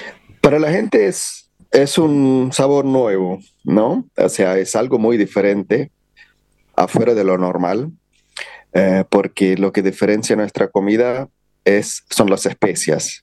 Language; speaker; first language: Spanish; non-native, fluent; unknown